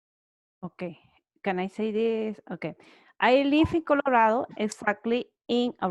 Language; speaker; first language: English; non-native, learner; Spanish